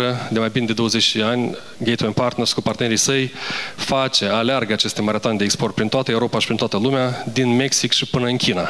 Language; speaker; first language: Romanian; native; Romanian